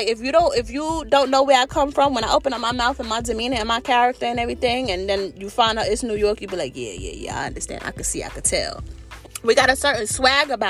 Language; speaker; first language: English; native; English